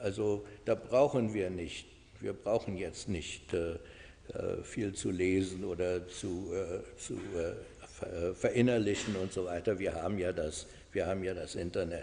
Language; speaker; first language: German; non-native, fluent; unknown